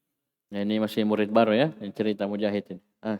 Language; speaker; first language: Indonesian; native; Indonesian